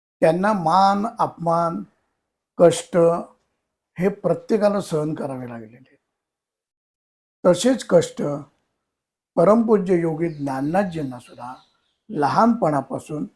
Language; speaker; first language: Marathi; native; Marathi